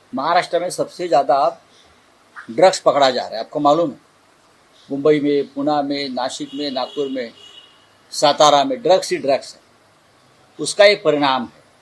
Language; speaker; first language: Hindi; non-native, local second language; Marathi